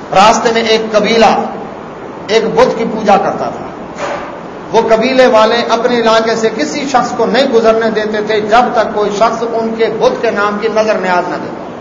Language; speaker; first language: Urdu; non-native, local second language; Saraiki